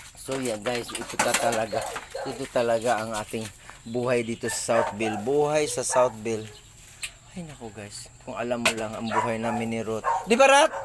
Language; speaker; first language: Filipino; non-native, local second language; Cebuano